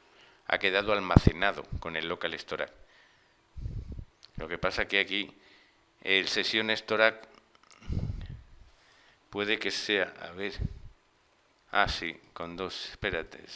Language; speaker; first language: Spanish; native; Spanish